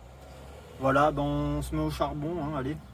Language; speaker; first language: French; native; French